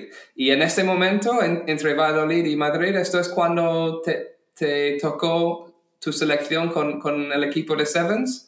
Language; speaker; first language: Spanish; non-native, fluent; English